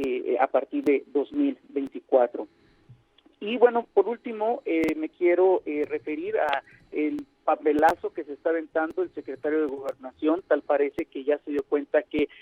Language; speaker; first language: Spanish; native; Spanish